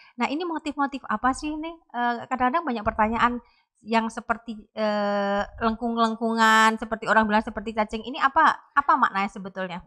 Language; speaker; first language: Indonesian; native; Indonesian